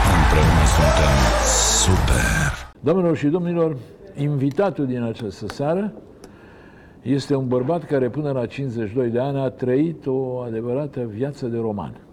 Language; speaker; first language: Romanian; native; Romanian